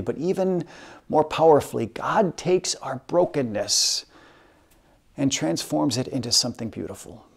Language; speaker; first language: English; native; English